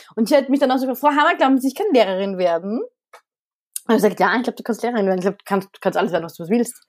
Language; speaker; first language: German; early bilingual, other home language; Arabic